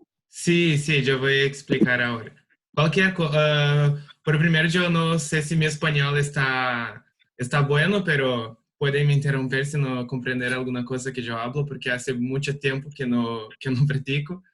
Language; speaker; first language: Spanish; non-native, learner; Portuguese